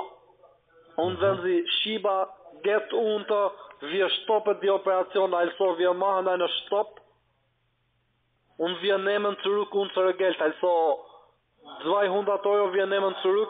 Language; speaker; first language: German; non-native, learner; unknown